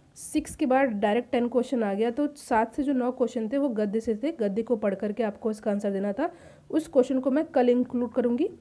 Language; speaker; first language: Hindi; native; Hindi